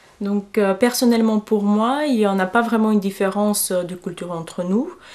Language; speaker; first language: French; non-native, fluent; Macedonian